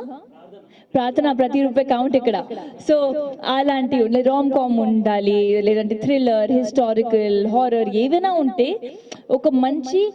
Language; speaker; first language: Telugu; non-native, fluent; Hindi